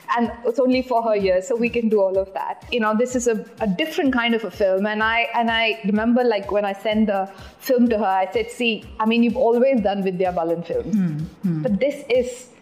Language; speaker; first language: English; non-native, local second language; Tamil